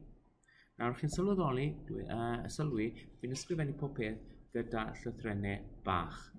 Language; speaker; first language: Welsh; non-native, local second language; English